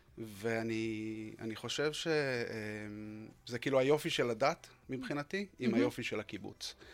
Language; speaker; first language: Hebrew; native; Hebrew